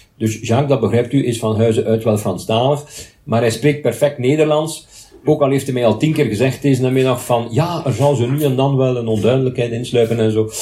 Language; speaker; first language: Dutch; native; Dutch